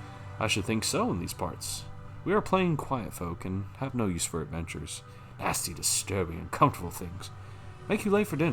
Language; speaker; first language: English; native; English